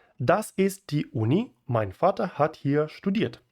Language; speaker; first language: German; non-native, fluent; Ukrainian